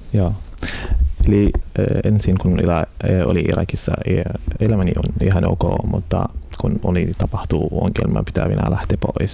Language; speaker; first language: Finnish; non-native, learner; Arabic